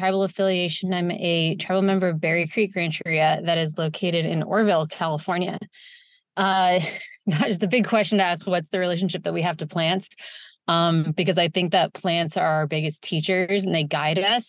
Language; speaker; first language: English; native; English